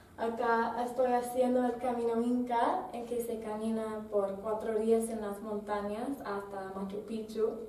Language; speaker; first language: Spanish; non-native, fluent; English